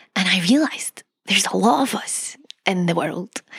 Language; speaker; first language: English; native; English